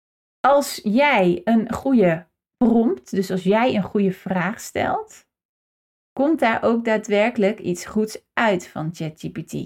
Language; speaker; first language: Dutch; native; Dutch